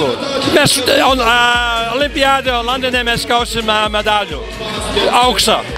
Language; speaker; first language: Lithuanian; early bilingual, heritage; Lithuanian